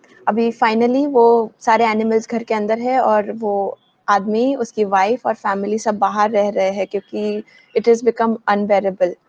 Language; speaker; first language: Hindi; native; Hindi